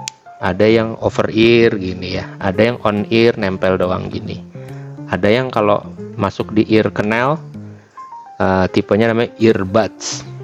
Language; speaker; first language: Indonesian; native; Indonesian